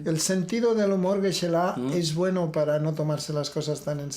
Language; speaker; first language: Spanish; native; Spanish